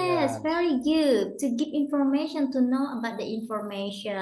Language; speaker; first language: English; non-native, learner; Indonesian